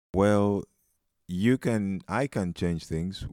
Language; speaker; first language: English; non-native, local second language; Ganda